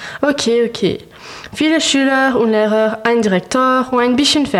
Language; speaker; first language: German; non-native, learner; French